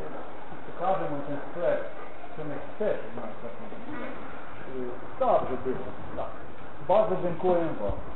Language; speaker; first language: Polish; non-native, learner; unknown